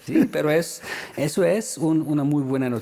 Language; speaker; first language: Spanish; non-native, fluent; German